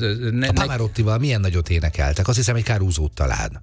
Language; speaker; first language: Hungarian; native; Hungarian